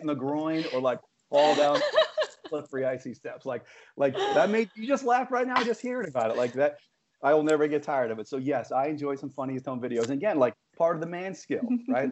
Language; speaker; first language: English; native; English